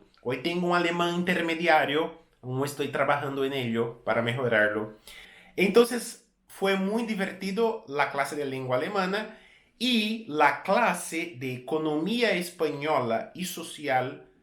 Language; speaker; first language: Spanish; non-native, fluent; Portuguese